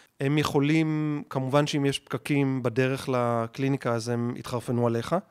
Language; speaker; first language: Hebrew; native; Hebrew